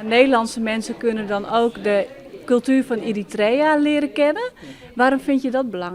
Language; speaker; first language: Dutch; non-native, local second language; Western Frisian